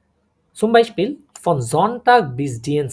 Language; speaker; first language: German; non-native, fluent; Bangla